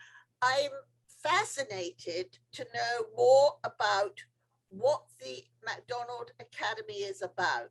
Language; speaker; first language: English; native; English